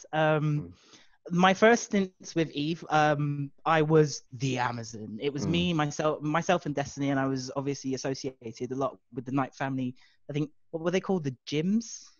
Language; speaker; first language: English; native; English